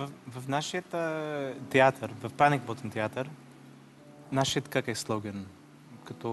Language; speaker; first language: Bulgarian; non-native, learner; English